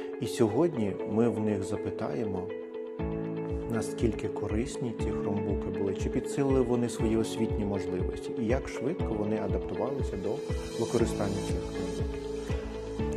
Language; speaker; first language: Ukrainian; native; Ukrainian